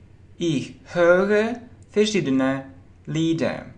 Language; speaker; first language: German; non-native, learner; Russian